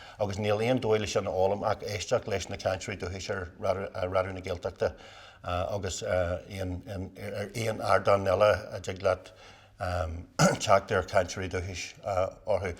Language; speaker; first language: Irish; non-native, local second language; English